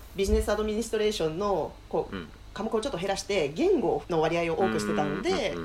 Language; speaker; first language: Japanese; early bilingual, heritage; Finnish